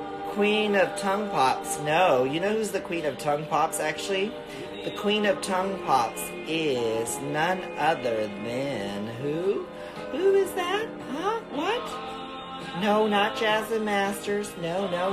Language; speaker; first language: English; early bilingual, other home language; Spanish